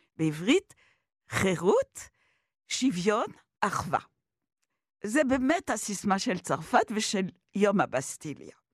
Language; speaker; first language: Hebrew; non-native, fluent; French